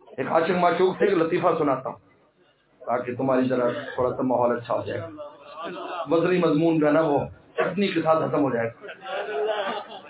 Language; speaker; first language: Urdu; non-native, local second language; Punjabi